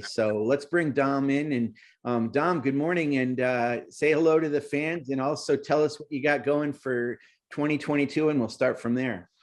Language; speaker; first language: English; native; English